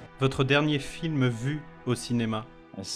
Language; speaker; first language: French; native; French